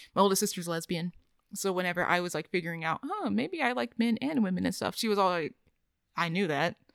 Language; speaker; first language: English; native; English